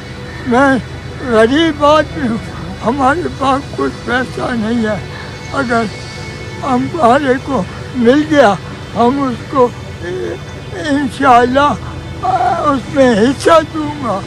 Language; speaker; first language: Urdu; non-native, local second language; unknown